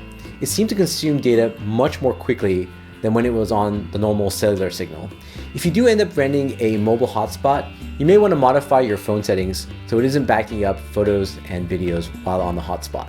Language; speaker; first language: English; native; English